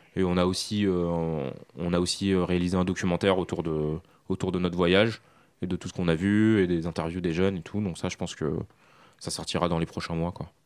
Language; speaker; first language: French; native; French